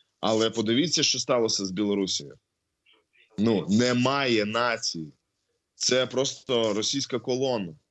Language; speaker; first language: Ukrainian; non-native, local second language; Russian